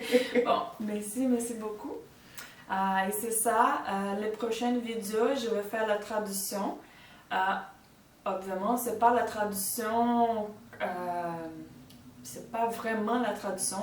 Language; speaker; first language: French; non-native, learner; Portuguese